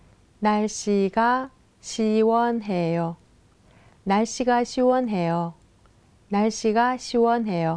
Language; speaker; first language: Korean; non-native, fluent; Thai